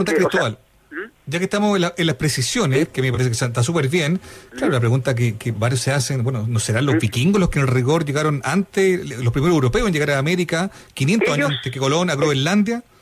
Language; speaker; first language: Spanish; native; Spanish